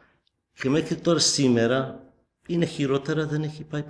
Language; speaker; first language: Greek; non-native, fluent; Kurdish